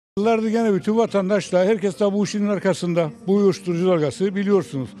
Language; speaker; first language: Turkish; native; Turkish